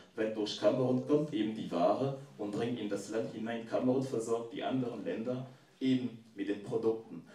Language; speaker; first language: German; non-native, fluent; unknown